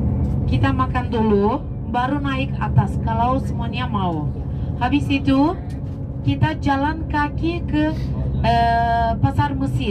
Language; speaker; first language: Indonesian; non-native, fluent; Turkish